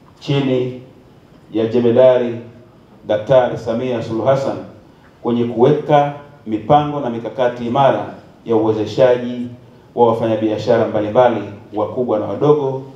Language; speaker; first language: Swahili; native; Swahili